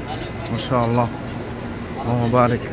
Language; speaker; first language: Arabic; non-native, learner; Tajik